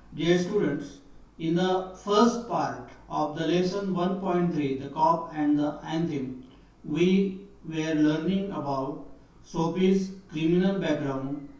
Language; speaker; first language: English; non-native, local second language; Marathi